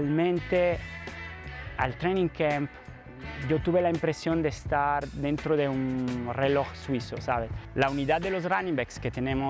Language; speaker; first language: Spanish; non-native, fluent; Italian